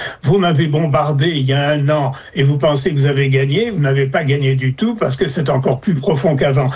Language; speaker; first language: French; native; French